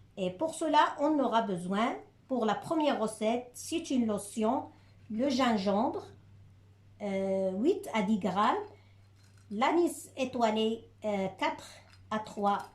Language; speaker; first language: French; non-native, local second language; Arabic